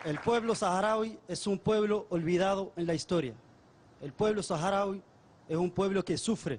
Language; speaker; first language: Spanish; non-native, fluent; Arabic